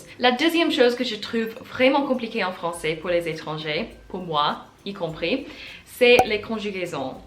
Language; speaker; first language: French; non-native, learner; English